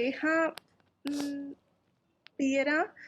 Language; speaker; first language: German; non-native, learner; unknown